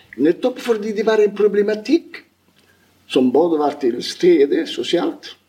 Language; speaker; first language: Norwegian; non-native, fluent; Italian